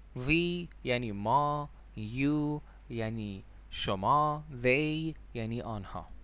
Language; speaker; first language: Persian; native; Persian